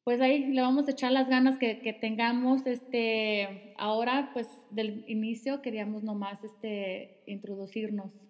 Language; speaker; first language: Spanish; early bilingual, heritage; Spanish